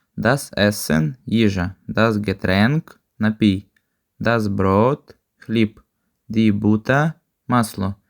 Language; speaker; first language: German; non-native, fluent; Ukrainian